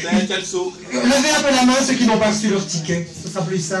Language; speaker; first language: French; native; French